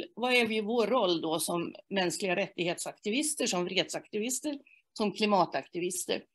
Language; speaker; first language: Swedish; native; Swedish